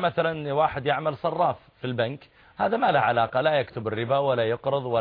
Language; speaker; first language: Arabic; native; Arabic